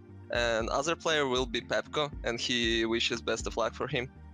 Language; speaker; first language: English; non-native, fluent; Russian